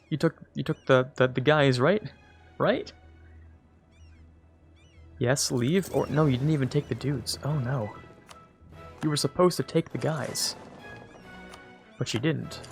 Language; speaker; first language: English; native; English